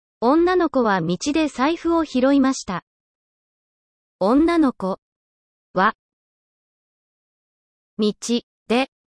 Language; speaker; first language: Japanese; non-native, learner; English